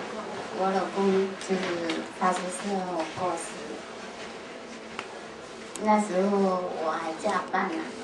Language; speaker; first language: Chinese; non-native, fluent; Vietnamese